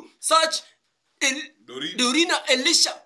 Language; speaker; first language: English; non-native, learner; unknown